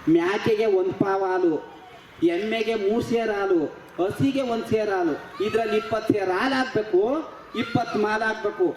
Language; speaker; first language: Kannada; native; Kannada